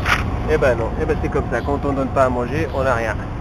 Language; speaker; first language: French; native; French